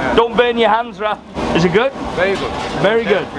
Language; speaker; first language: English; native; English